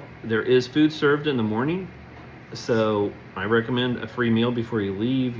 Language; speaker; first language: English; native; English